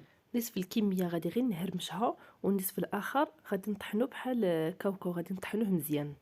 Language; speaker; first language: Arabic; native; Arabic